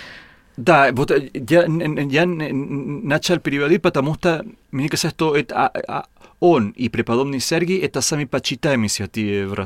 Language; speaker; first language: Russian; non-native, learner; Spanish